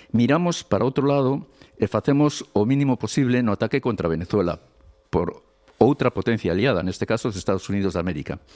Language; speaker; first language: Galician; non-native, local second language; Spanish